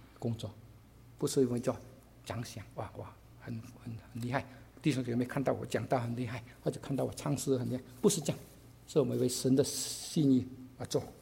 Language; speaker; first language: Chinese; non-native, local second language; Cantonese